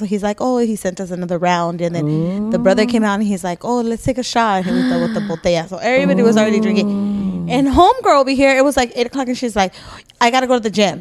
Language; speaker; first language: English; early bilingual, other home language; Spanish